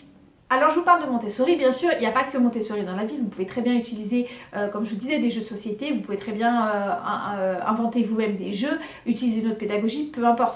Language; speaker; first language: French; native; French